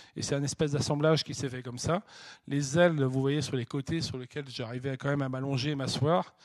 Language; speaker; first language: French; native; French